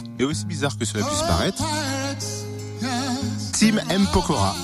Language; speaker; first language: French; native; French